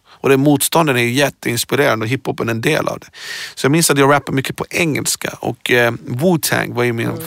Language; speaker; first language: Swedish; early bilingual, other home language; Persian